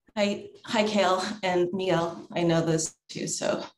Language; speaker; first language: English; native; English